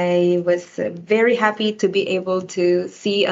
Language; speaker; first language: English; non-native, fluent; Indonesian